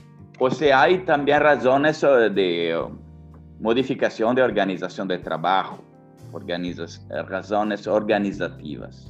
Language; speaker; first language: Spanish; non-native, fluent; Italian